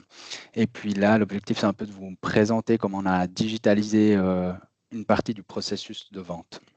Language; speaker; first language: French; native; French